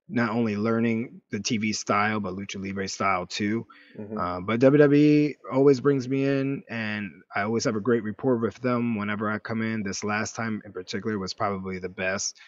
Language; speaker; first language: English; native; English